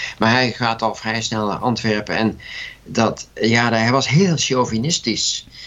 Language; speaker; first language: Dutch; native; Dutch